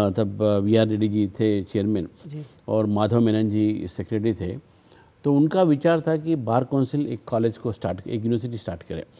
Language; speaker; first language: Hindi; non-native, local second language; Telugu